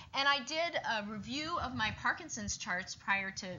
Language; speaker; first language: English; native; English